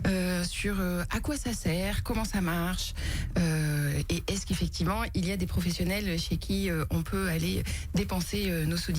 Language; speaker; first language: French; native; French